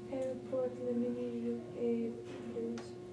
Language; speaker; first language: French; non-native, learner; English